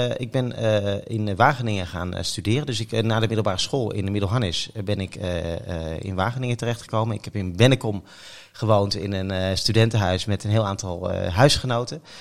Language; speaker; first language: Dutch; native; Dutch